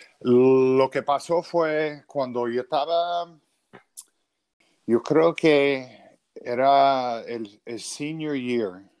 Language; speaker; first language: Spanish; non-native, fluent; English